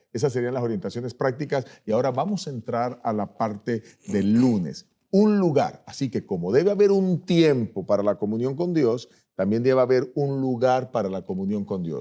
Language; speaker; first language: Spanish; native; Spanish